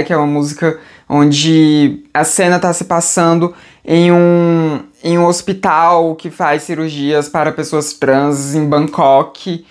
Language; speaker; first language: Portuguese; native; Portuguese